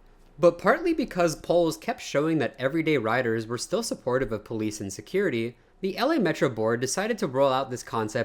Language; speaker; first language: English; native; English